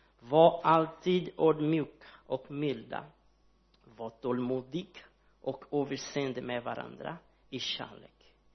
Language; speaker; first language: Swedish; non-native, learner; Portuguese